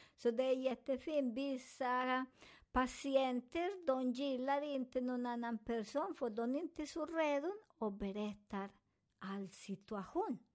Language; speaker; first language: Swedish; non-native, learner; Spanish